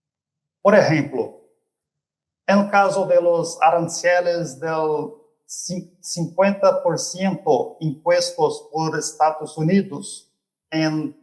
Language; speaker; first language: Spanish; non-native, fluent; Portuguese